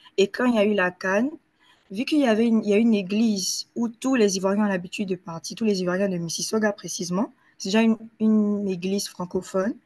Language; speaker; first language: French; native; French